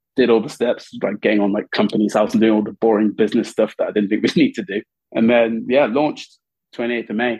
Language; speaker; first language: English; native; English